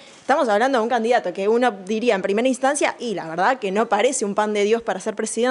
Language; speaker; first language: Spanish; native; Spanish